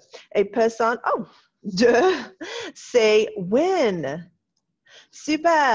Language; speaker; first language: French; non-native, fluent; English